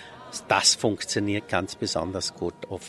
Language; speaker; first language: German; native; German